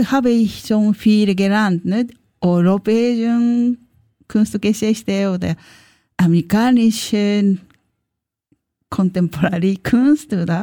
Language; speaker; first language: German; non-native, learner; Japanese